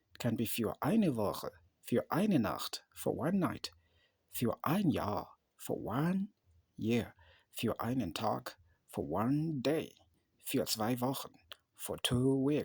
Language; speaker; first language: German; non-native, learner; English